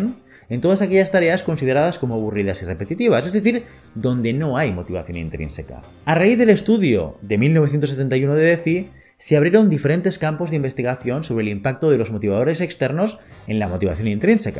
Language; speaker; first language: Spanish; native; Spanish